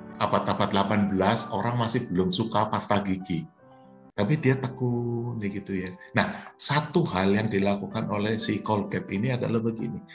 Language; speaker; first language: Indonesian; native; Indonesian